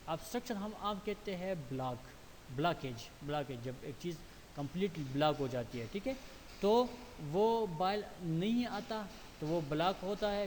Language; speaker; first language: Urdu; non-native, local second language; Pashto